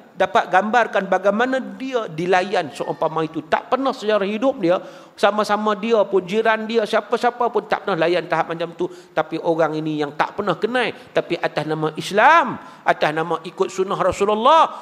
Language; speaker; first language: Malay; native; Malay